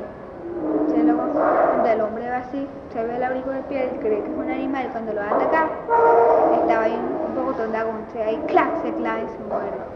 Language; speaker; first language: Spanish; native; Spanish